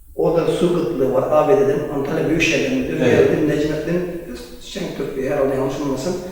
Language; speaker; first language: Turkish; native; Turkish